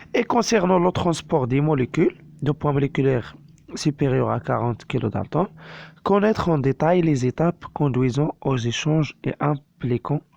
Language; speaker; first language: French; non-native, local second language; Arabic